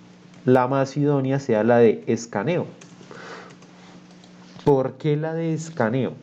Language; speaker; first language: Spanish; native; Spanish